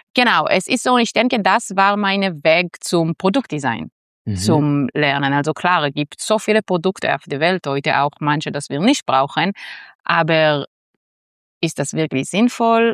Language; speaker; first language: German; non-native, fluent; Hebrew